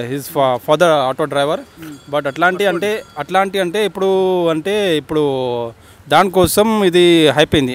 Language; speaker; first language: Telugu; non-native, local second language; Urdu